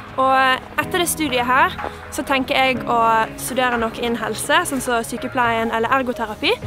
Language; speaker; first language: Norwegian; early bilingual, heritage; Norwegian